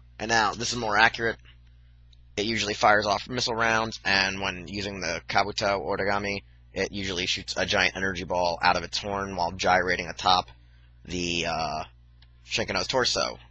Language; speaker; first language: English; native; English